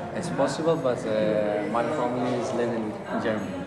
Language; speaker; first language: English; non-native, learner; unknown